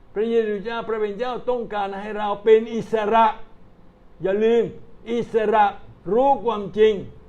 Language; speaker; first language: Thai; non-native, fluent; Italian